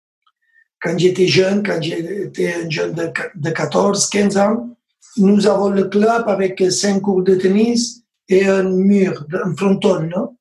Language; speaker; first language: French; non-native, learner; Spanish